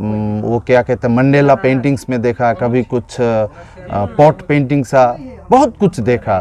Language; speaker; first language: Hindi; non-native, fluent; Bangla